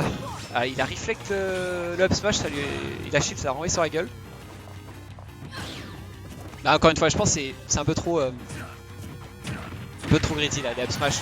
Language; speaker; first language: French; native; French